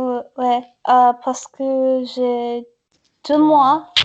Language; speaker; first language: French; non-native, learner; English